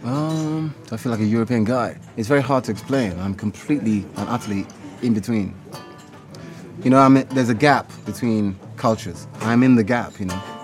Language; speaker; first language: English; non-native, local second language; Yoruba